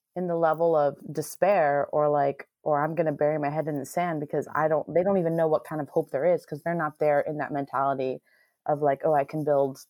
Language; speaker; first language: English; native; English